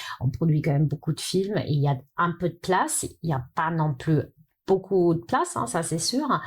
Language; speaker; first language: French; non-native, fluent; German